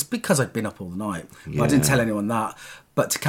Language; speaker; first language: English; native; English